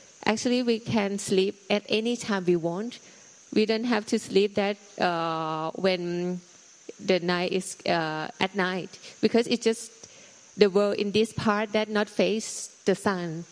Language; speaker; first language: English; non-native, fluent; Thai